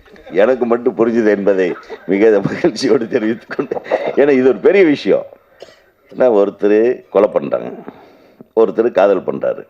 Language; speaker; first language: Tamil; native; Tamil